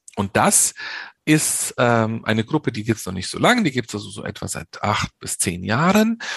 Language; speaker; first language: German; early bilingual, other home language; Italian